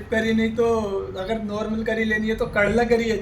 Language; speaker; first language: Hindi; native; Hindi